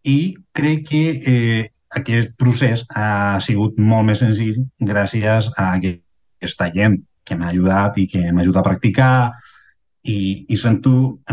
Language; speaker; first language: Catalan; non-native, fluent; Spanish